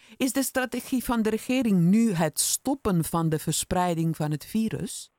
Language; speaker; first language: Dutch; non-native, fluent; Italian